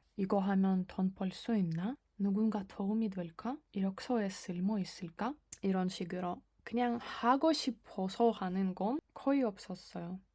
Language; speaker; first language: Korean; non-native, fluent; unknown